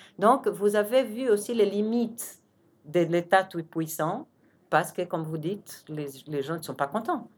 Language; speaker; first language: French; non-native, fluent; Portuguese